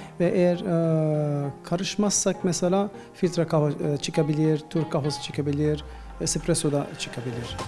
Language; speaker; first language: Turkish; non-native, learner; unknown